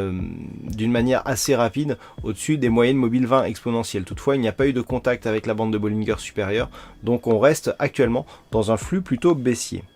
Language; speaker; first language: French; native; French